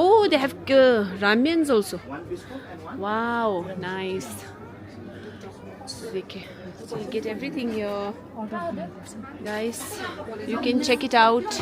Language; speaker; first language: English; non-native, local second language; Tibetan